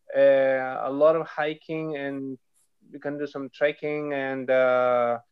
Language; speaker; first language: English; non-native, fluent; Spanish